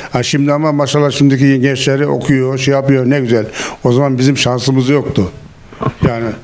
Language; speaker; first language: Turkish; native; Turkish